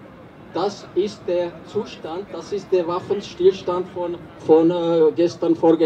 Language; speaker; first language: German; non-native, fluent; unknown